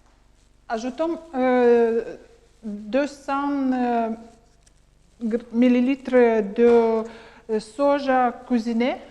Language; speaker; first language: French; non-native, learner; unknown